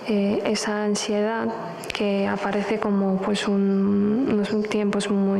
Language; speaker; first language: Spanish; non-native, fluent; Korean